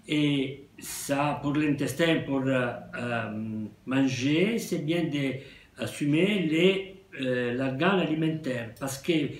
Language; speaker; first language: French; non-native, fluent; Italian